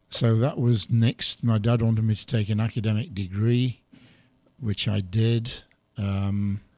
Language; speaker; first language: English; native; English